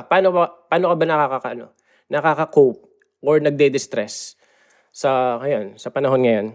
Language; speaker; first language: Filipino; native; Filipino